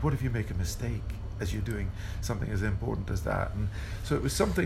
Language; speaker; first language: English; native; English